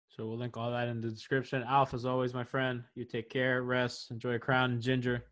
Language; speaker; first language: English; native; English